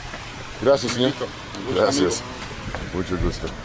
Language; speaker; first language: Spanish; non-native, learner; English